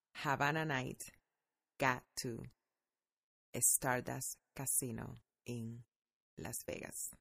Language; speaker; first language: English; non-native, fluent; Spanish